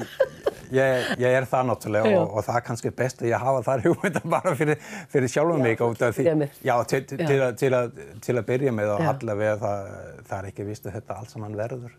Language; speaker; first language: Icelandic; non-native, fluent; Danish